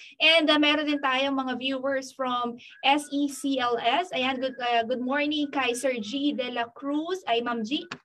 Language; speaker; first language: Filipino; non-native, local second language; Pampanga